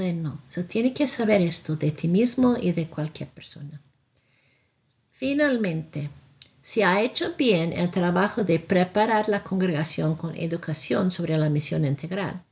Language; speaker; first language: Spanish; non-native, fluent; English